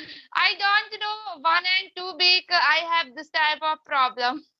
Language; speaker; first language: English; non-native, learner; Hindi